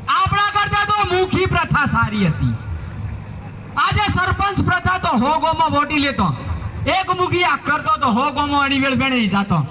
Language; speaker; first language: Gujarati; non-native, local second language; Bhili